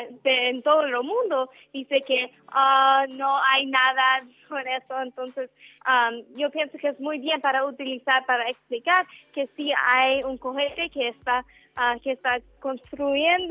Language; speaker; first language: Spanish; non-native, learner; English